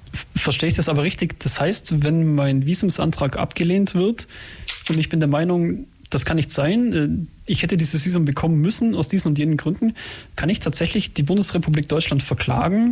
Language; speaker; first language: German; native; German